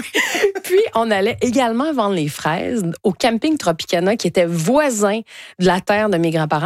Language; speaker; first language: French; native; French